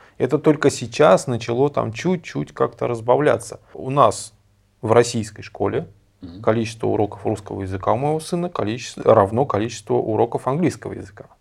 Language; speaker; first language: Russian; native; Russian